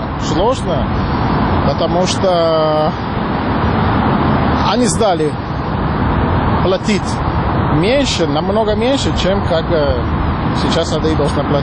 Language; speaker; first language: Russian; non-native, learner; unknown